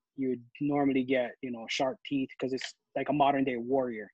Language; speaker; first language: English; native; English